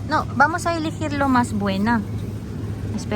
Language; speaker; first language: Spanish; non-native, fluent; Filipino